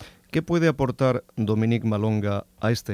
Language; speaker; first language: Spanish; native; Spanish